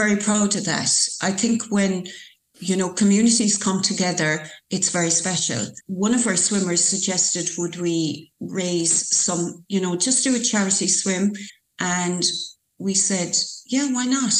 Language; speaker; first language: English; native; English